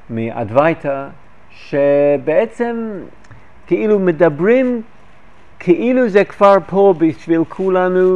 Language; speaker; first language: Hebrew; non-native, fluent; English